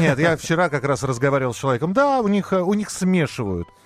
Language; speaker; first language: Russian; native; Russian